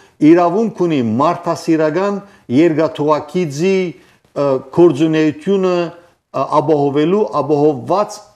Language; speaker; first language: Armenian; early bilingual, heritage; Armenian